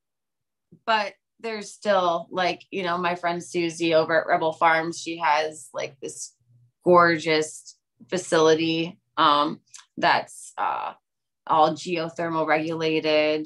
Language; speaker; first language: English; native; English